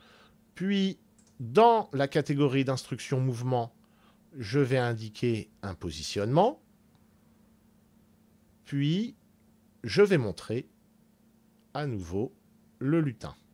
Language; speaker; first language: French; native; French